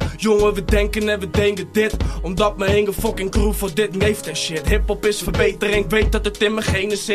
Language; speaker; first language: Dutch; native; Dutch